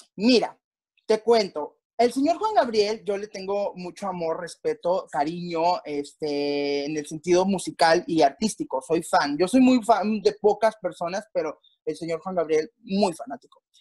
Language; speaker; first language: Spanish; native; Spanish